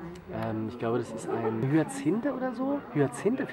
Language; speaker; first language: German; native; German